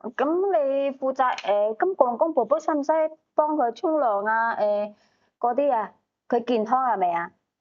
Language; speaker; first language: Cantonese; native; Cantonese